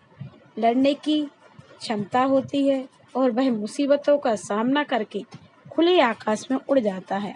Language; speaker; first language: Hindi; native; Hindi